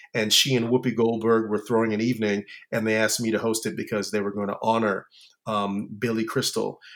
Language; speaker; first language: English; native; English